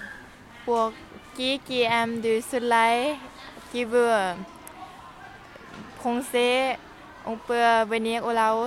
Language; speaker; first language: French; non-native, learner; Lao